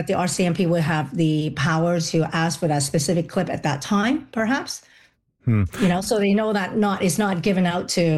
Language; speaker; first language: English; non-native, local second language; Cantonese